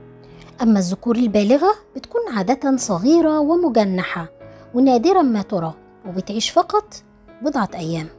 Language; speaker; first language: Arabic; native; Arabic